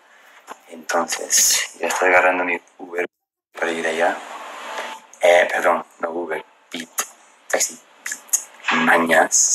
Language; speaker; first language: Spanish; non-native, fluent; English